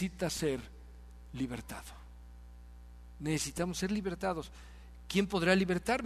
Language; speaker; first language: Spanish; native; Spanish